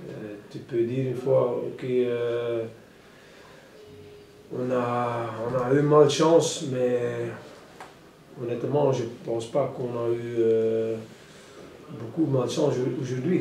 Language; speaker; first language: French; non-native, local second language; Dutch